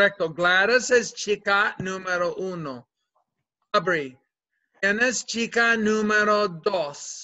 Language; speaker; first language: Spanish; non-native, fluent; English